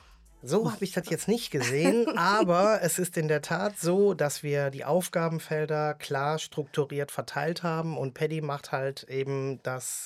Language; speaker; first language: German; native; German